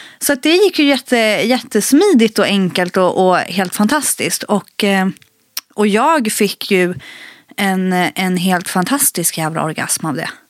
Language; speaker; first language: Swedish; early bilingual, other home language; Spanish